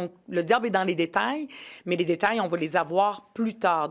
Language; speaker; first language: French; early bilingual, other home language; Arabic